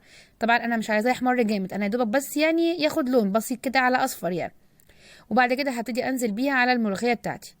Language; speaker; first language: Arabic; native; Arabic